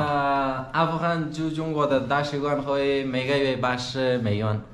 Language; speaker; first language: Chinese; non-native, fluent; Persian